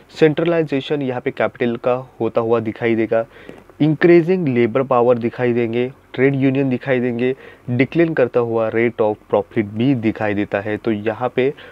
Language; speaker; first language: Hindi; non-native, local second language; Marathi